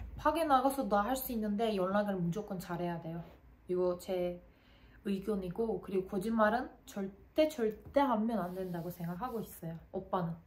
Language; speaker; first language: Korean; non-native, fluent; Turkish